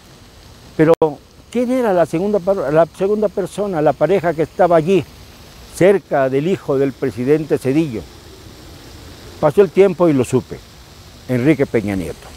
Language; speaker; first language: Spanish; native; Spanish